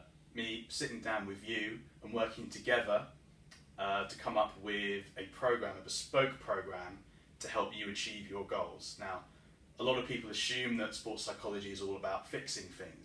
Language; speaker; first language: English; native; English